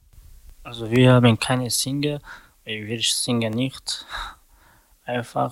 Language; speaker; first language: German; non-native, learner; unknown